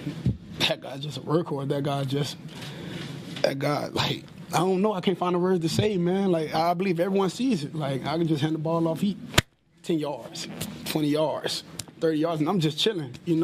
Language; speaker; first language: English; native; English